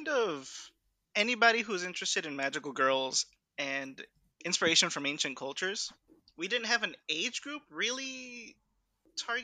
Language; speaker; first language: English; early bilingual, other home language; Spanish